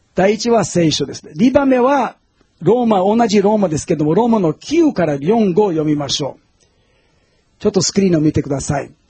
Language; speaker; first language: Japanese; non-native, fluent; Portuguese